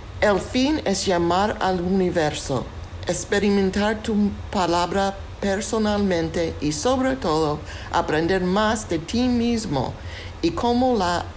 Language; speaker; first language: Spanish; non-native, fluent; English